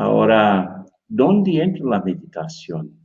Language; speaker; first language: Spanish; non-native, fluent; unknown